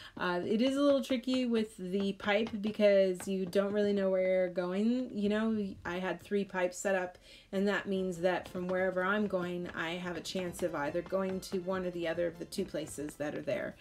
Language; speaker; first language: English; native; English